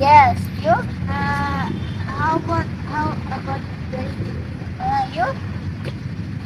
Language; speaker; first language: English; non-native, learner; Indonesian